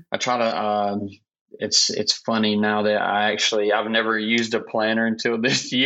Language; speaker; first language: English; native; English